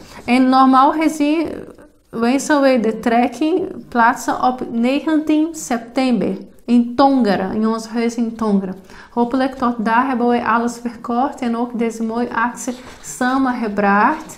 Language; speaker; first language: Dutch; non-native, fluent; Portuguese